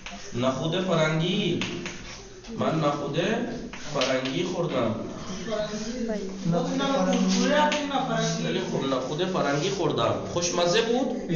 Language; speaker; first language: Persian; non-native, fluent; Urdu